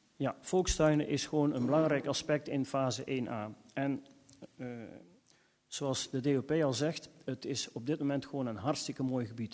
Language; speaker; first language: Dutch; native; Dutch